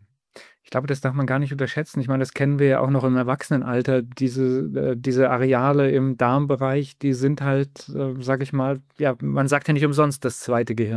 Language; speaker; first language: German; native; German